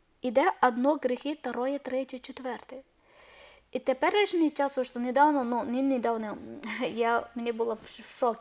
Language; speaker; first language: Ukrainian; non-native, learner; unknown